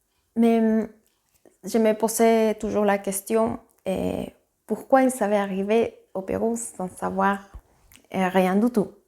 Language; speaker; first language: French; non-native, fluent; Spanish